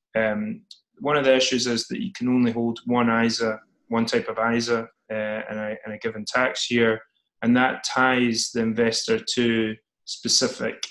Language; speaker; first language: English; native; English